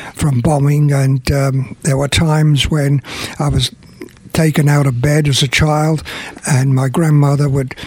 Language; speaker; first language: English; native; English